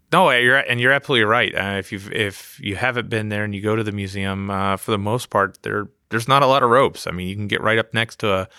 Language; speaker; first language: English; native; English